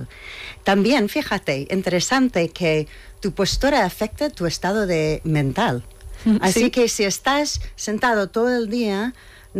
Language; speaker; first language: Spanish; non-native, fluent; English